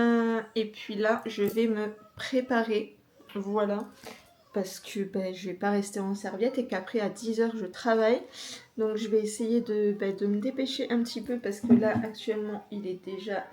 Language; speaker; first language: French; native; French